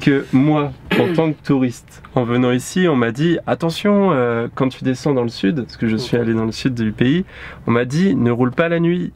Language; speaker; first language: French; native; French